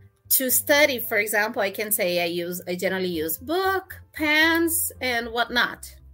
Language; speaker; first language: English; non-native, fluent; Portuguese